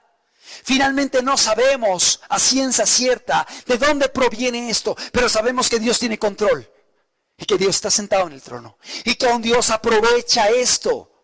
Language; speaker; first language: Spanish; native; Spanish